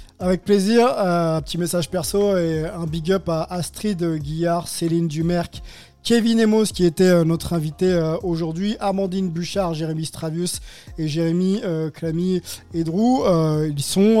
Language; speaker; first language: French; native; French